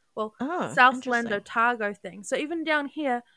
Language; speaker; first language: English; native; English